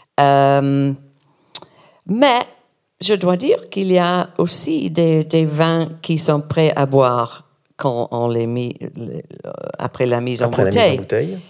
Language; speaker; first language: French; non-native, learner; English